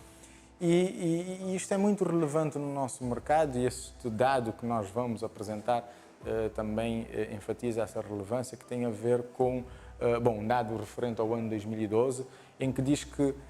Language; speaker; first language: Portuguese; non-native, local second language; Kabuverdianu